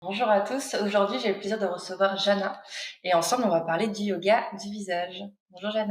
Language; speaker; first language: French; native; French